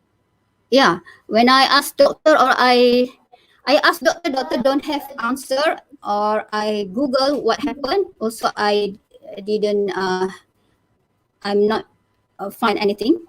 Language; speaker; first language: English; non-native, learner; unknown